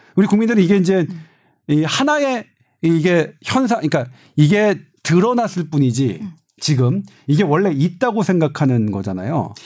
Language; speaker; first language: Korean; native; Korean